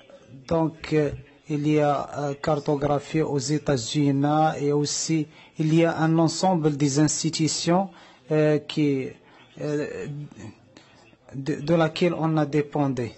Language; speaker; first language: French; non-native, learner; Arabic